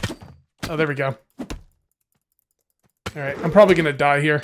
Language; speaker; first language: English; native; English